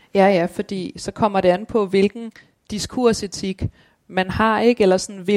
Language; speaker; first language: Danish; native; Danish